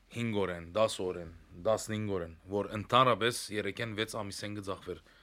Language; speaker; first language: Armenian; early bilingual, heritage; Armenian